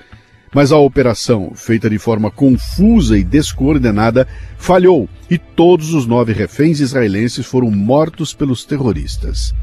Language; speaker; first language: Portuguese; native; Portuguese